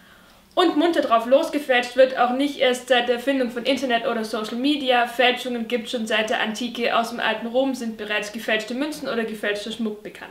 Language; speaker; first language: German; native; German